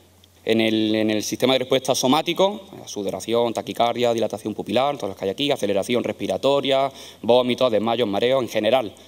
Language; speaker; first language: Spanish; native; Spanish